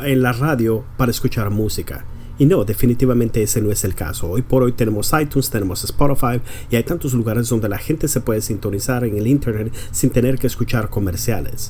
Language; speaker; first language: Spanish; early bilingual, heritage; Spanish